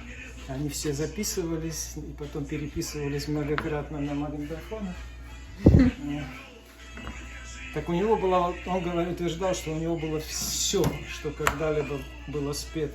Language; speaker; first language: Russian; native; Russian